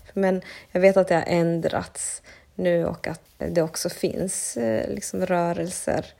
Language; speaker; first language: Swedish; early bilingual, other home language; Spanish